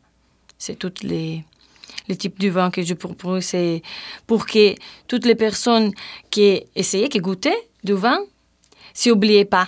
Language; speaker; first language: French; non-native, learner; Italian